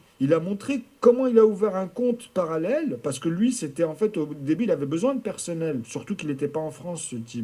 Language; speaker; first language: French; native; French